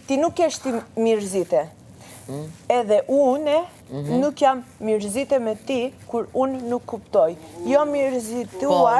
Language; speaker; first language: Albanian; non-native, learner; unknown